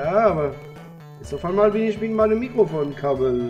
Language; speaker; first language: German; non-native, learner; French